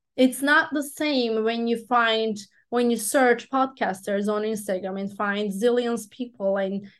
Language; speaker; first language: English; non-native, fluent; Turkish